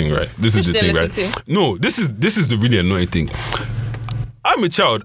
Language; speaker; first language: English; non-native, local second language; Yoruba